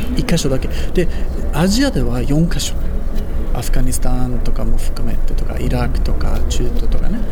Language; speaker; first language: Japanese; non-native, fluent; Swedish